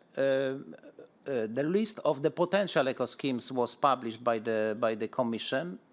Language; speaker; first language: English; non-native, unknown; Polish